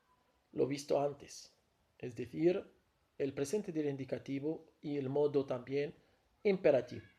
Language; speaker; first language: Spanish; non-native, fluent; Arabic